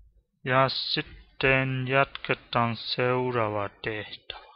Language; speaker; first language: Finnish; non-native, learner; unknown